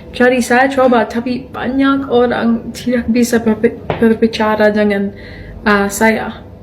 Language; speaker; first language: Indonesian; non-native, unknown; English